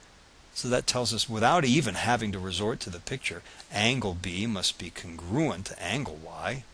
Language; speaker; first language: English; native; English